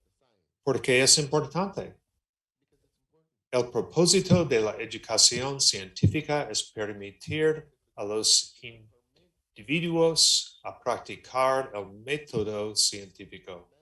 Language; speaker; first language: Spanish; non-native, learner; English